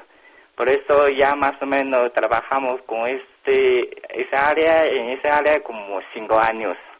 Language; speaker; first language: Spanish; non-native, learner; Chinese